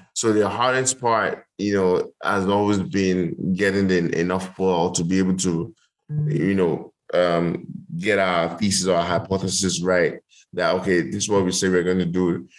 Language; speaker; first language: English; non-native, local second language; Yoruba